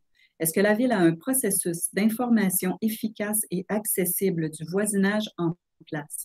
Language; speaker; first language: French; native; French